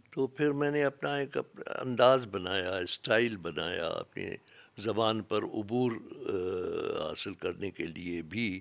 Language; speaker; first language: Urdu; non-native, local second language; Sindhi